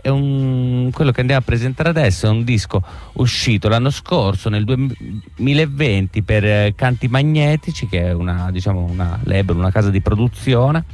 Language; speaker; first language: Italian; native; Italian